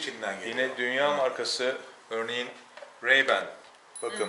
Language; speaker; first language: Turkish; native; Turkish